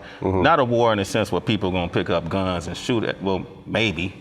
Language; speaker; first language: English; native; English